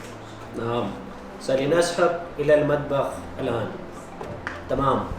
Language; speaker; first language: Arabic; non-native, learner; Urdu